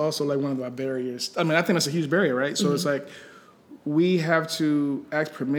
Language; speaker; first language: English; native; English